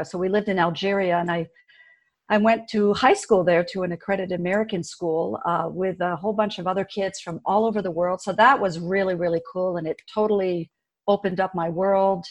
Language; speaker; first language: English; early bilingual, other home language; French